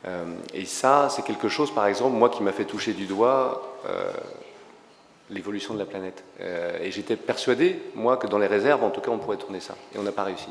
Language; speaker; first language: French; native; French